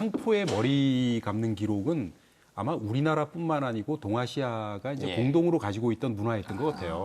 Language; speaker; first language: Korean; native; Korean